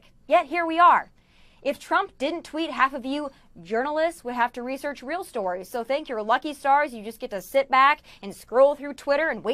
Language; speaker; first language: English; native; English